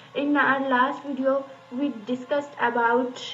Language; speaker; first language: English; non-native, local second language; Urdu